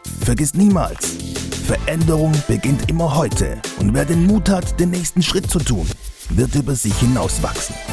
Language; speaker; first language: German; native; German